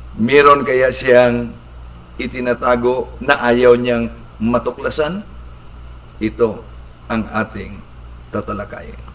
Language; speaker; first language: Filipino; non-native, local second language; Cebuano